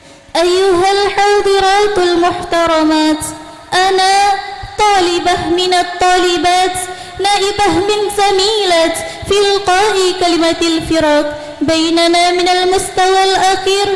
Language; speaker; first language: Arabic; non-native, learner; Indonesian